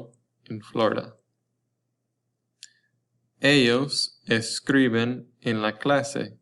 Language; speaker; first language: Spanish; non-native, learner; English